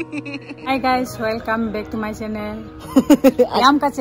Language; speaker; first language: Hindi; non-native, local second language; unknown